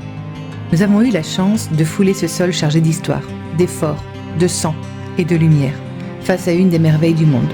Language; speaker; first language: French; native; French